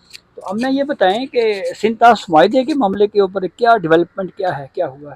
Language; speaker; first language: Urdu; non-native, local second language; Punjabi